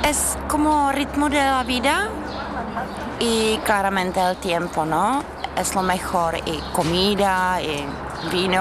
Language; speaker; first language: Spanish; non-native, fluent; Czech